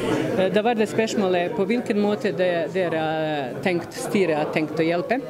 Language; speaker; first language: Norwegian; non-native, fluent; Bosnian